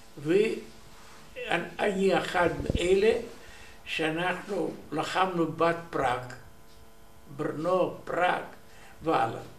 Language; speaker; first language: Hebrew; non-native, learner; Romanian